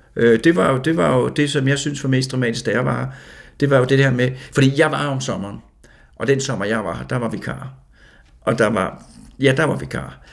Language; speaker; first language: Danish; native; Danish